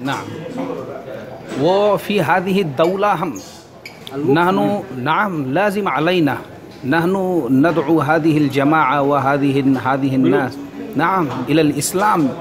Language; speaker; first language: Arabic; non-native, learner; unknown